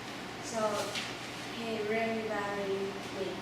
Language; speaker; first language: English; non-native, learner; Chinese